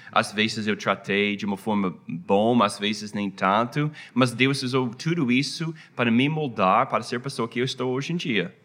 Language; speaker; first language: Portuguese; non-native, fluent; English